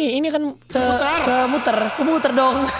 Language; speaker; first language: Indonesian; native; Indonesian